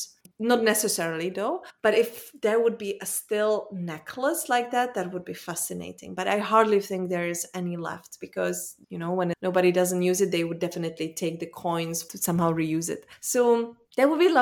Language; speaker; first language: English; non-native, fluent; Czech